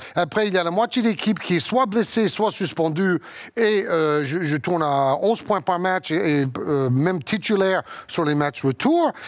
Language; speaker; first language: French; non-native, fluent; English